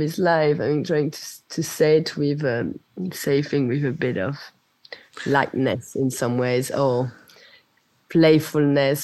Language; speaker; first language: English; non-native, fluent; French